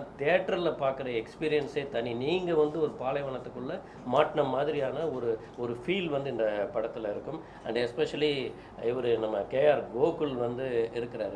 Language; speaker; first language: Tamil; native; Tamil